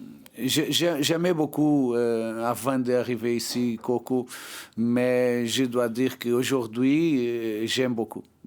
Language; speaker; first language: French; non-native, learner; Portuguese